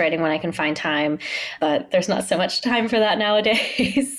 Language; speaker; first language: English; native; English